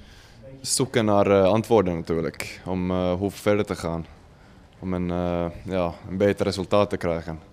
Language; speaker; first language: Dutch; non-native, fluent; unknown